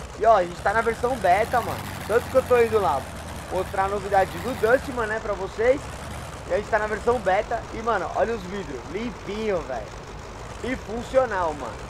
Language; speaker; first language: Portuguese; native; Portuguese